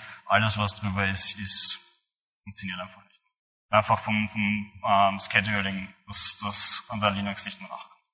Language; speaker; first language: German; native; German